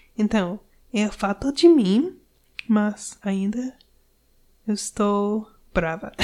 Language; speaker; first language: Portuguese; non-native, learner; English